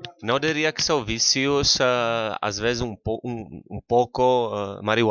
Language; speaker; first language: Portuguese; non-native, fluent; Czech